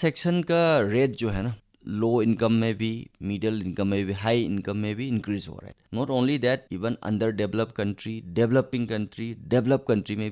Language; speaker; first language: Hindi; non-native, local second language; Manipuri